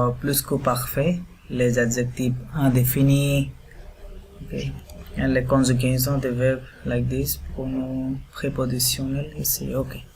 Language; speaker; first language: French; non-native, learner; Bangla